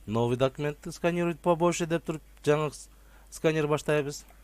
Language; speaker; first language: Russian; non-native, local second language; Kyrgyz